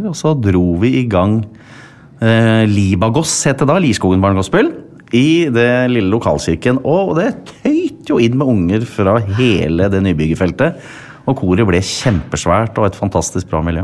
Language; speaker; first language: Norwegian; native; Norwegian